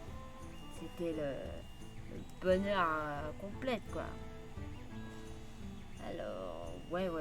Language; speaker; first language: French; native; French